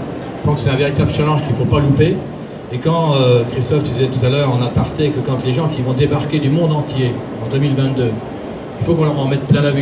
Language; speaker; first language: French; native; French